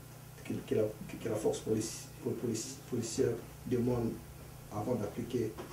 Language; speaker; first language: French; early bilingual, other home language; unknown